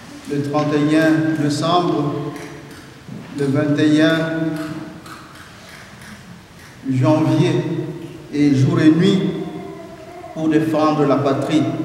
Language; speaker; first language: French; non-native, local second language; Lingala